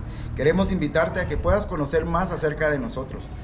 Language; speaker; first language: Spanish; native; Spanish